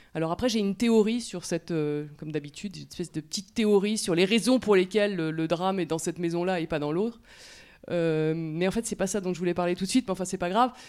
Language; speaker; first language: French; native; French